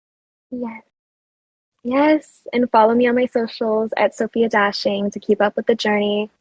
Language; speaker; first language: English; native; English